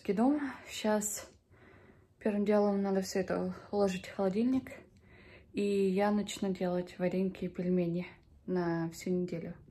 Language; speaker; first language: Russian; early bilingual, heritage; Russian